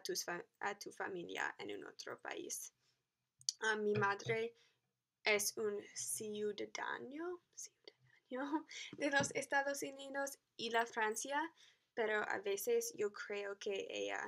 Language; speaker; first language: Spanish; non-native, learner; English